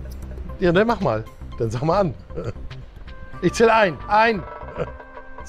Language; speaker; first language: German; native; German